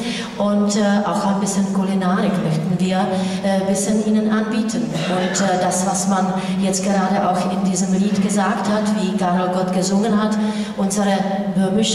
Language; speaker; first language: German; non-native, fluent; Czech